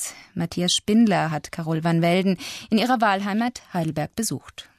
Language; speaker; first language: German; native; German